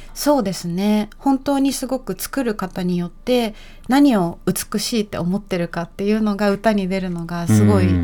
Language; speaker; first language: Japanese; native; Japanese